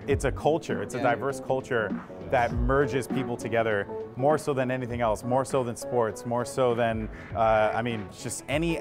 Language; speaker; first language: English; native; English